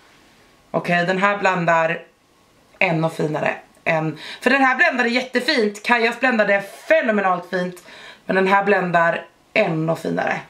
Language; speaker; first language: Swedish; native; Swedish